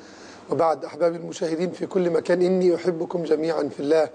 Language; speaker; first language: Arabic; native; Arabic